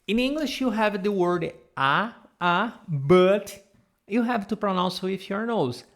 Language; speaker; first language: English; non-native, fluent; Portuguese